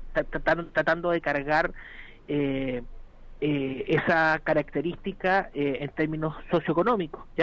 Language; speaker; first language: Spanish; native; Spanish